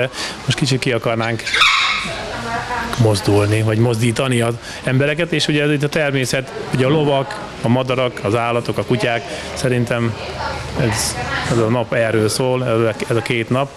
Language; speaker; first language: Hungarian; native; Hungarian